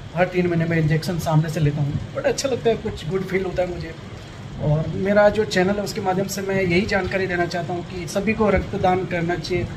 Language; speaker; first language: Hindi; non-native, local second language; Gujarati